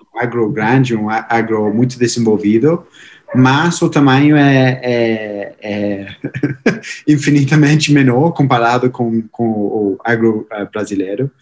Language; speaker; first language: Portuguese; non-native, fluent; English